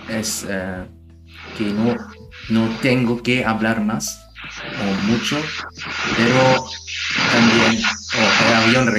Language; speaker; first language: Spanish; non-native, learner; German